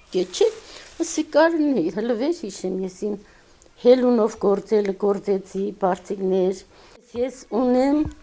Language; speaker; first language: Armenian; non-native, local second language; Kurdish